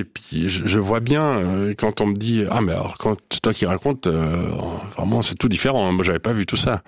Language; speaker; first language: French; non-native, local second language; Swiss German